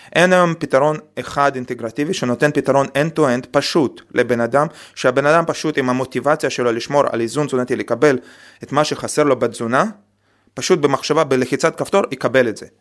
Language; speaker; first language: Hebrew; non-native, fluent; Russian